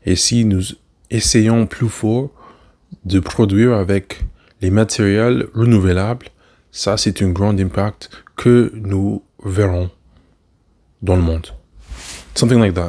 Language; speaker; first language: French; non-native, learner; English